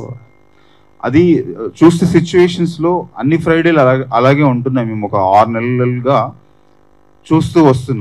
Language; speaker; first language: Telugu; native; Telugu